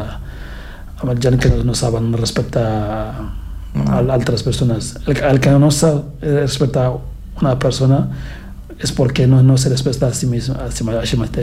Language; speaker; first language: Catalan; non-native, fluent; Fula